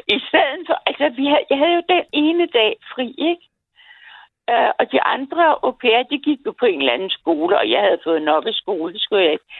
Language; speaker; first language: Danish; native; Danish